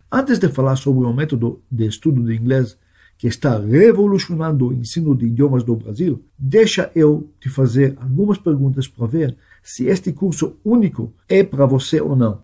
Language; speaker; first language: Portuguese; non-native, fluent; Hebrew